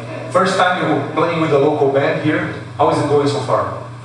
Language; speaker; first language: English; non-native, learner; Portuguese